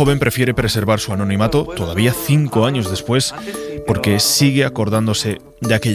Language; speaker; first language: Spanish; native; Spanish